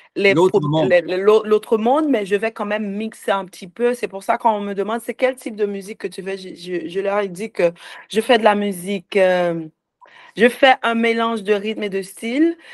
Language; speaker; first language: French; native; French